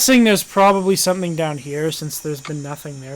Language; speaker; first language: English; native; English